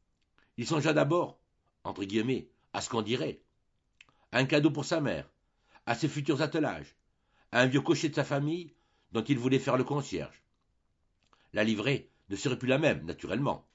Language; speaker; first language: French; native; French